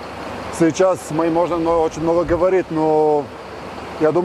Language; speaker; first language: Russian; non-native, learner; Bulgarian